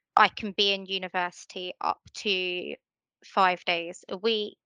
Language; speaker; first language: English; native; English